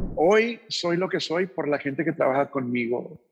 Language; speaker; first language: Spanish; native; Spanish